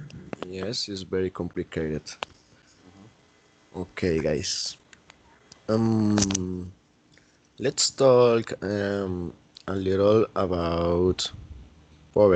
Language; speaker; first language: English; non-native, learner; Spanish